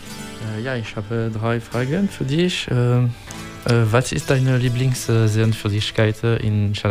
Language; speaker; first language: German; non-native, learner; English